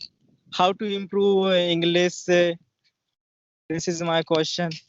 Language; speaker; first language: English; non-native, learner; Hindi